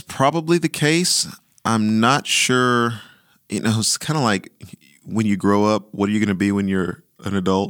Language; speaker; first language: English; native; English